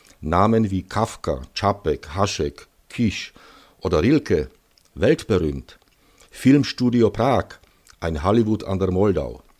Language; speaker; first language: German; non-native, fluent; Czech